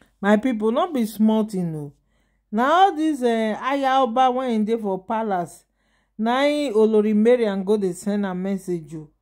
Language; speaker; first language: Nigerian Pidgin; non-native, local second language; Yoruba